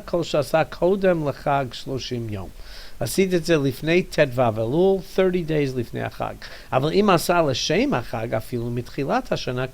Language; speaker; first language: Hebrew; non-native, fluent; English